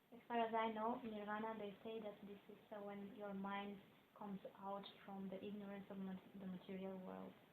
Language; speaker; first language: English; non-native, fluent; Bulgarian